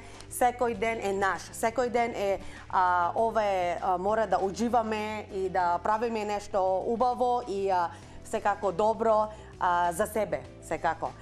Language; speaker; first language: Macedonian; non-native, learner; Filipino